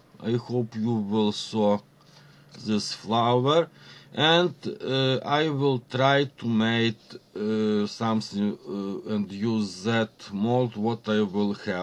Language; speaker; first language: English; non-native, learner; Ukrainian